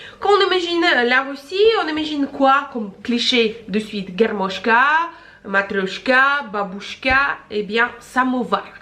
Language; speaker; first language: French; non-native, fluent; Russian